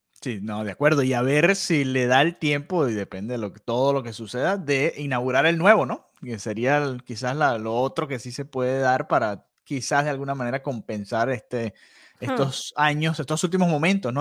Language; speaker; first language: Spanish; native; Spanish